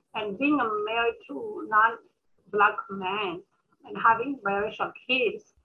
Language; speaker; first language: English; early bilingual, other home language; Amharic